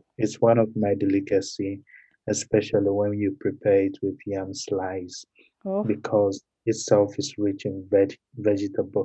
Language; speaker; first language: English; non-native, local second language; Ewe